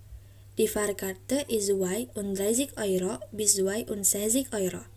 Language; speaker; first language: German; non-native, learner; Indonesian